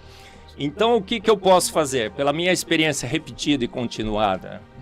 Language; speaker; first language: Portuguese; native; Portuguese